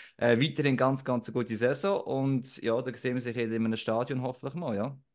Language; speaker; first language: German; native; German